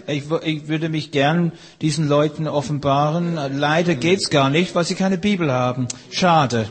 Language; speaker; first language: German; non-native, fluent; English